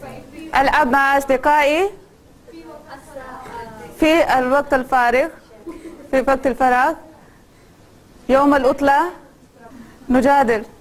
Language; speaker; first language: Arabic; non-native, fluent; Urdu